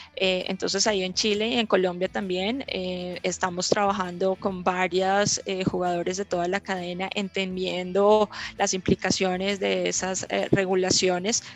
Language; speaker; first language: Spanish; native; Spanish